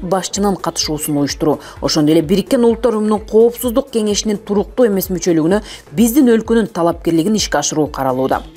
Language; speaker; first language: Kyrgyz; native; Kyrgyz